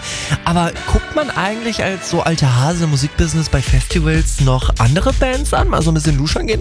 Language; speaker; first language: German; native; German